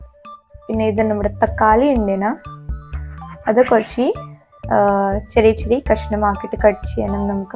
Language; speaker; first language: Malayalam; non-native, fluent; Hindi